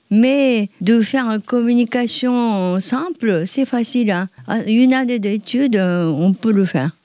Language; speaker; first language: French; non-native, learner; Japanese